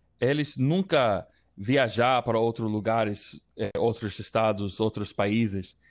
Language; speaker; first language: Portuguese; non-native, learner; English